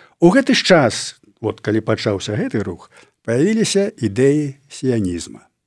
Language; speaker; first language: Belarusian; native; Belarusian